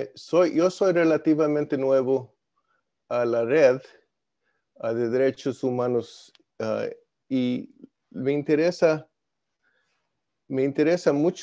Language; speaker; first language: Spanish; non-native, fluent; English